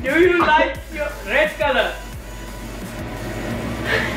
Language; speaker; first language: English; non-native, fluent; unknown